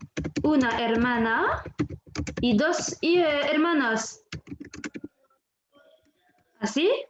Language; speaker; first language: Spanish; non-native, fluent; French